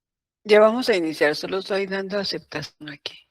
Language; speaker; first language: Spanish; native; Spanish